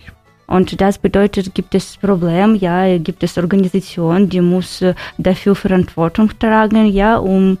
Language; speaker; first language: German; non-native, learner; Ukrainian